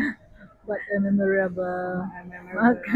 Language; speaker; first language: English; non-native, local second language; Malay